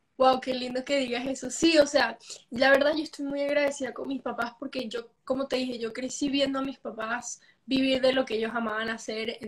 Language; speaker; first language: Spanish; early bilingual, heritage; Spanish